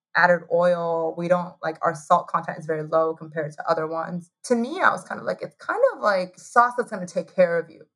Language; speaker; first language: English; early bilingual, heritage; Chinese